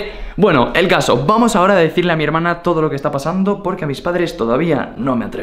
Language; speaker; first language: Spanish; native; Spanish